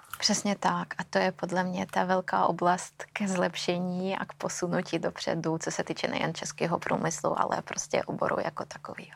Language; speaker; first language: Czech; native; Czech